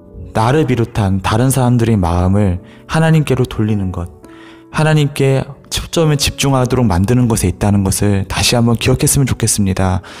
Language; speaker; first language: Korean; native; Korean